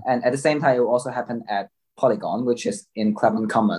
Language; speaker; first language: English; non-native, local second language; Cantonese